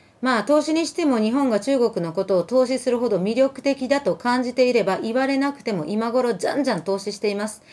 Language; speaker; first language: Japanese; early bilingual, other home language; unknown